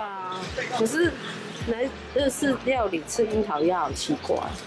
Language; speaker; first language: Chinese; early bilingual, heritage; Chinese